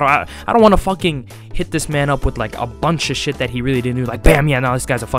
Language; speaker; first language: English; native; English